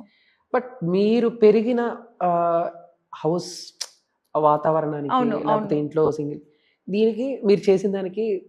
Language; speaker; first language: Telugu; native; Telugu